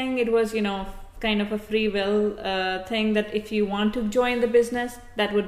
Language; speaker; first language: English; non-native, local second language; Hindi